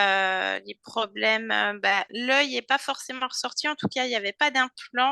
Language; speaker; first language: French; native; French